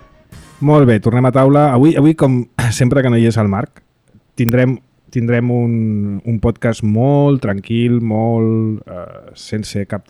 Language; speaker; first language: Catalan; native; Catalan